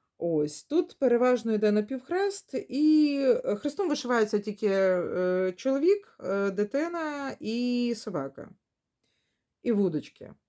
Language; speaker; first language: Ukrainian; non-native, local second language; Russian